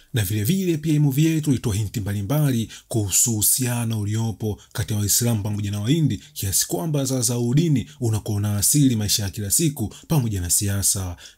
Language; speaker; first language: Swahili; native; Swahili